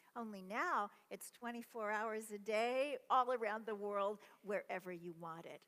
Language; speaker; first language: English; native; English